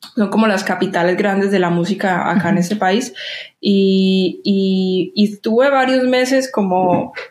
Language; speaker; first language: Spanish; native; Spanish